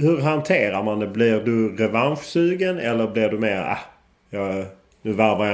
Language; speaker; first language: Swedish; native; Swedish